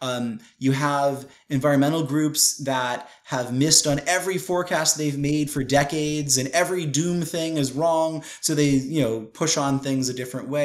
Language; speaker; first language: English; native; English